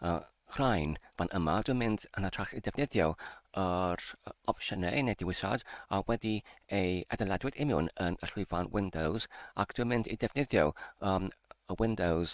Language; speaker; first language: Welsh; non-native, learner; English